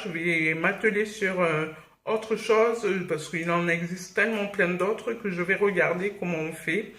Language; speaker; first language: French; native; French